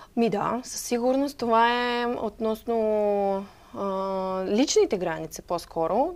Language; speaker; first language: Bulgarian; non-native, fluent; Russian